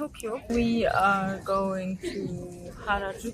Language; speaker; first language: English; non-native, fluent; German